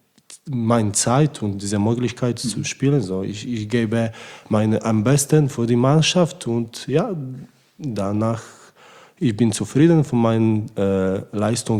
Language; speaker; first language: German; non-native, learner; Polish